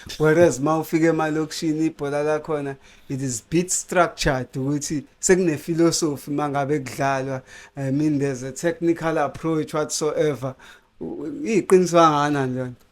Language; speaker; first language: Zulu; native; Zulu